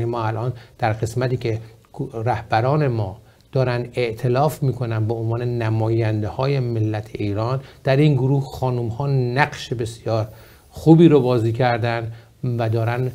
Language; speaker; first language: Persian; native; Persian